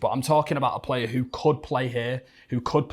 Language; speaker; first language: English; native; English